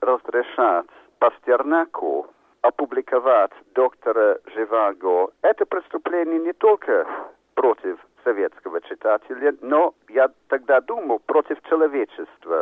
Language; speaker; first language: Russian; non-native, fluent; English